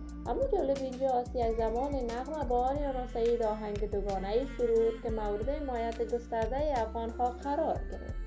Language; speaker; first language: Persian; native; Persian